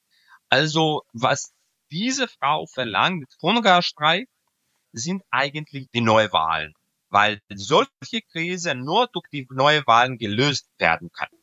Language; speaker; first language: German; non-native, fluent; Serbian